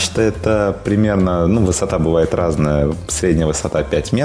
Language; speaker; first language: Russian; native; Russian